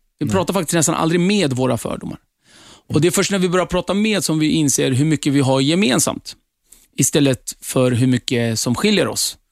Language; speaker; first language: Swedish; early bilingual, other home language; Kurdish